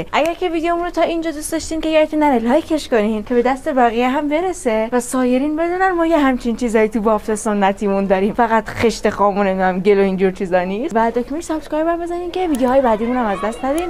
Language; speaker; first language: Persian; native; Persian